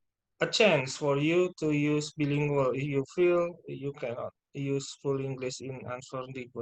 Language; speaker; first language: English; non-native, fluent; Indonesian